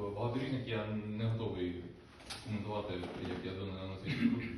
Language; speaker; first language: Ukrainian; native; Ukrainian